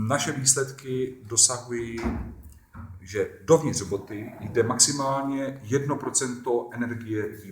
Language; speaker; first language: Czech; native; Czech